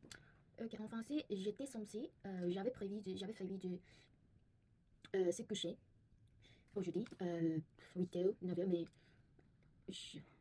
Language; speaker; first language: French; non-native, learner; Korean